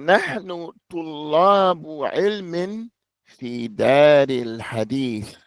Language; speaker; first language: Arabic; non-native, fluent; English